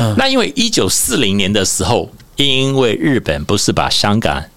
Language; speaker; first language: Chinese; native; Chinese